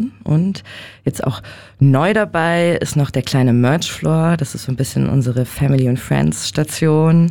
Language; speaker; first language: German; native; German